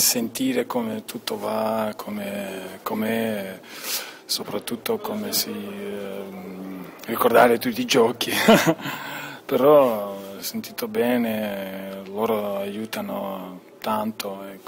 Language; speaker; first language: Italian; non-native, fluent; Lithuanian